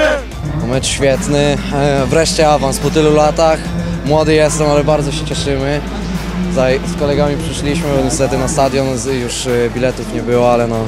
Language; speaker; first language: Polish; native; Polish